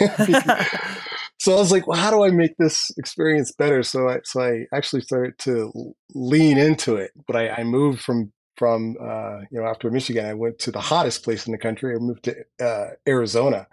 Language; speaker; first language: English; native; English